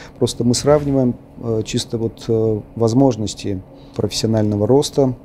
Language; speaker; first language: Russian; non-native, local second language; Armenian